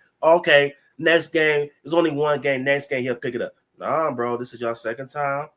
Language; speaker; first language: English; native; English